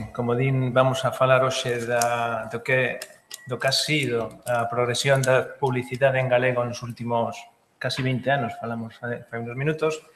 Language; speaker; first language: Galician; non-native, local second language; Spanish